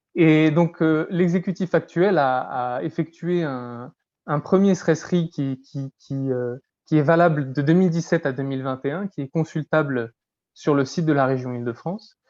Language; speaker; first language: French; native; French